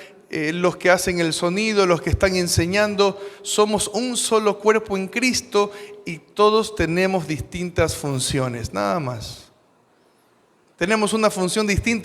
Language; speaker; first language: Spanish; native; Spanish